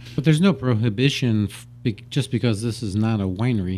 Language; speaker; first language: English; native; English